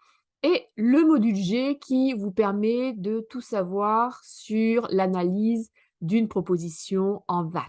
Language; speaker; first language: French; native; French